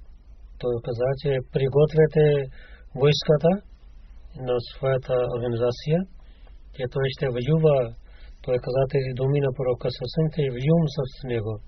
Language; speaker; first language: Bulgarian; non-native, learner; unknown